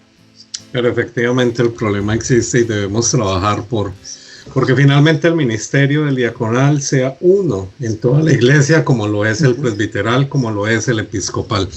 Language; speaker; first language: Spanish; native; Spanish